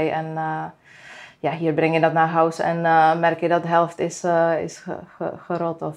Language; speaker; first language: Dutch; non-native, fluent; Czech